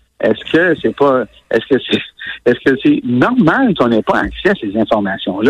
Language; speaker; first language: French; native; French